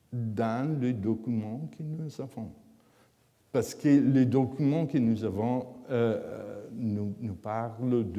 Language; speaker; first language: French; non-native, fluent; Italian